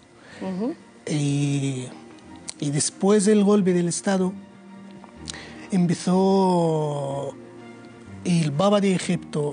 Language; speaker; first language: Spanish; non-native, learner; Arabic